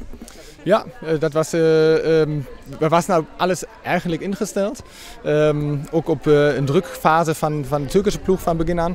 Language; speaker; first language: Dutch; non-native, fluent; German